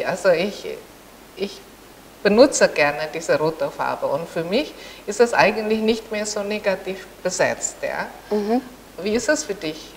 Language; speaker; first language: German; non-native, fluent; Indonesian